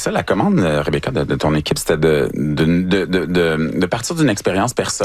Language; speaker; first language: French; native; French